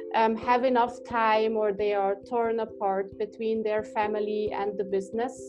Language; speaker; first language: English; non-native, fluent; German